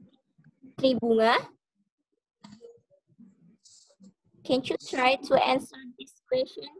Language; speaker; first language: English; non-native, learner; Indonesian